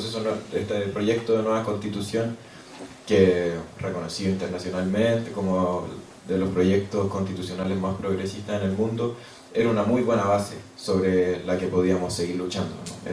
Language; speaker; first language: Spanish; native; Spanish